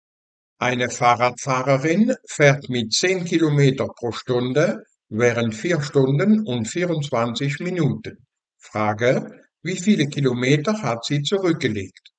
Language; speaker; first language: German; non-native, fluent; Dutch